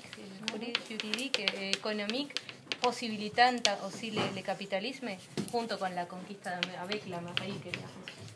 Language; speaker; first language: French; non-native, fluent; Spanish